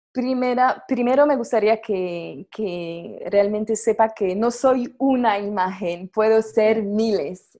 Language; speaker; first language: Spanish; non-native, fluent; French